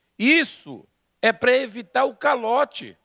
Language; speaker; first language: Portuguese; native; Portuguese